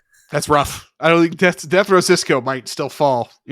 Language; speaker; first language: English; native; English